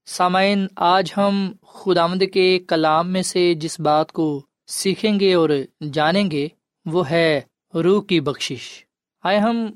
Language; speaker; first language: Urdu; non-native, local second language; Punjabi